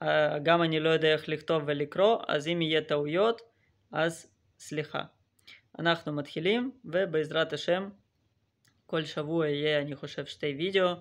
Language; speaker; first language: Hebrew; non-native, fluent; Russian